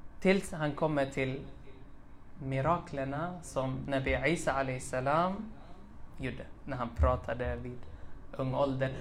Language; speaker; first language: Swedish; early bilingual, other home language; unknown